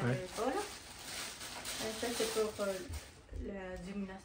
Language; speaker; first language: French; non-native, learner; Japanese